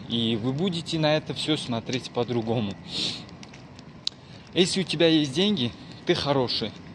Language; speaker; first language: Russian; non-native, local second language; Uzbek